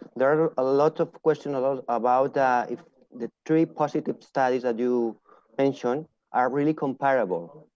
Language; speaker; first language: English; non-native, fluent; Spanish